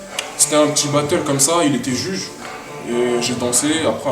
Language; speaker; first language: French; native; French